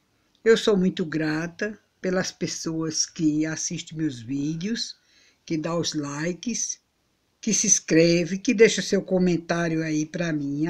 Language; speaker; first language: Portuguese; native; Portuguese